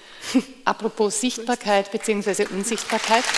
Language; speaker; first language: German; native; German